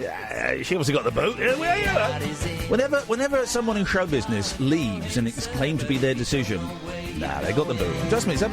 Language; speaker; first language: English; native; English